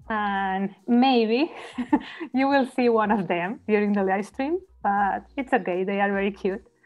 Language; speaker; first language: English; non-native, learner; Spanish